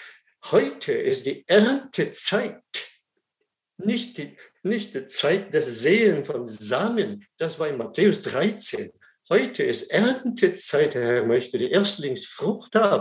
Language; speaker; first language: German; non-native, fluent; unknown